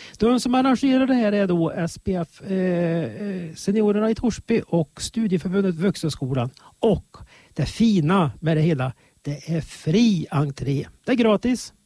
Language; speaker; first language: Swedish; native; Swedish